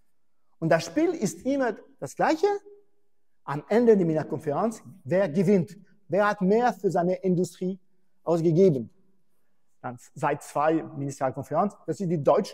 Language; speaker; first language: German; non-native, fluent; French